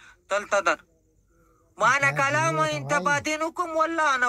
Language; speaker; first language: Arabic; non-native, learner; Pashto